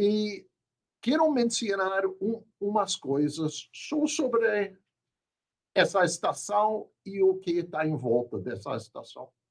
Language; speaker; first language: Portuguese; non-native, fluent; English